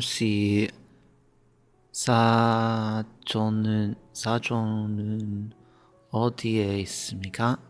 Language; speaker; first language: Korean; non-native, learner; English